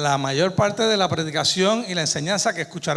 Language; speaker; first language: Spanish; native; Spanish